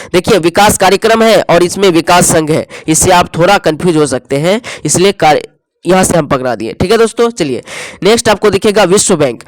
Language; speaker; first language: Hindi; native; Hindi